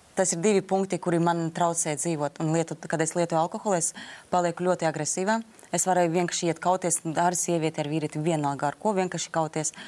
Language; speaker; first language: Latvian; non-native, local second language; Russian